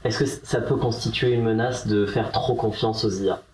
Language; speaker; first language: French; native; French